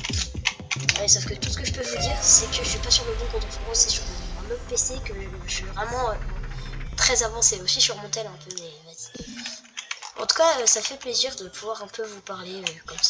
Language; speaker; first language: French; native; French